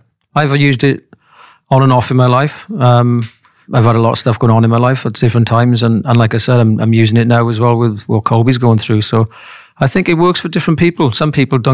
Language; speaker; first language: English; native; English